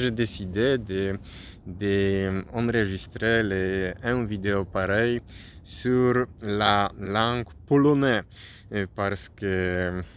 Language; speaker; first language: French; non-native, learner; Polish